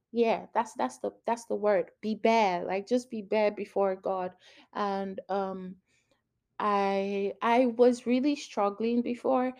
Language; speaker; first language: English; non-native, local second language; Yoruba